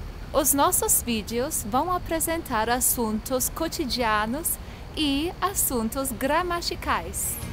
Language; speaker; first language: Portuguese; non-native, fluent; Croatian